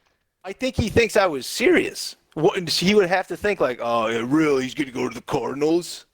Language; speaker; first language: English; native; English